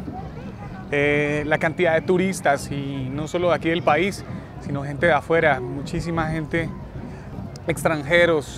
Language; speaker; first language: Spanish; native; Spanish